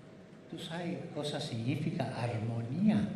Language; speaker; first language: Italian; non-native, fluent; Spanish